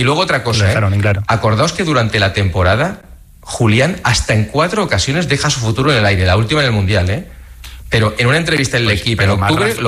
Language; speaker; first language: Spanish; native; Spanish